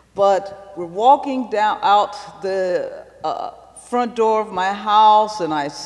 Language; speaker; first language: English; native; English